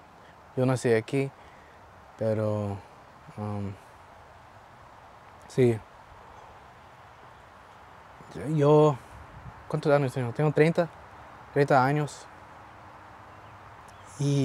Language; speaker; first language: Spanish; early bilingual, heritage; Spanish